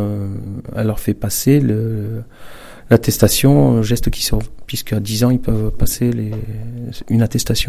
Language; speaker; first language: French; native; French